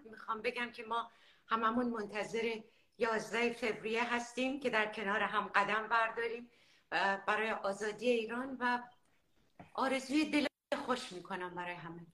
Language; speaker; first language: Persian; native; Persian